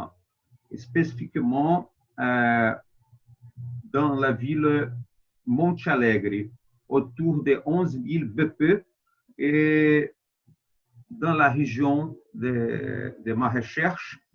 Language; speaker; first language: French; non-native, fluent; Portuguese